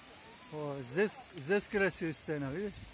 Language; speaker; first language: Russian; non-native, learner; Turkish